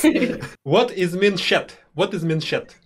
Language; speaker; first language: English; non-native, learner; Russian